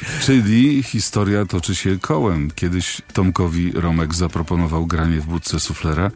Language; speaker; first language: Polish; native; Polish